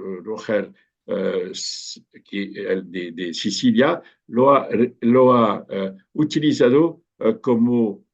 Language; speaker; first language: Spanish; non-native, fluent; French